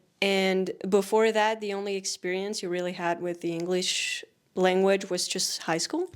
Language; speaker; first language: English; non-native, fluent; Spanish